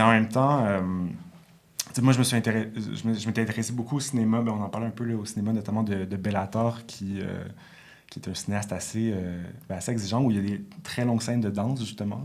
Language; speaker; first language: French; native; French